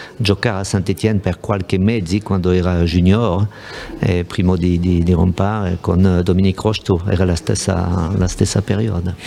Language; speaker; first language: Italian; non-native, fluent; French